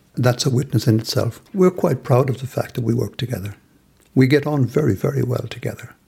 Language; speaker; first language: English; native; English